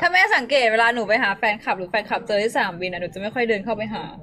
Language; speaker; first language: Thai; native; Thai